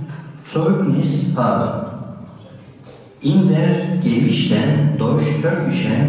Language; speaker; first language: German; non-native, learner; Turkish